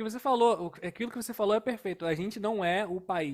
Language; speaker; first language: Portuguese; native; Portuguese